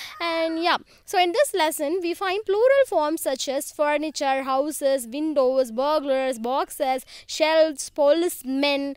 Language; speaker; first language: English; non-native, local second language; Tamil